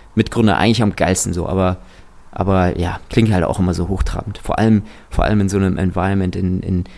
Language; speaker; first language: German; early bilingual, other home language; Russian